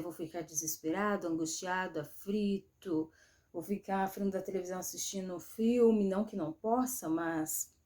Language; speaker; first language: Portuguese; native; Portuguese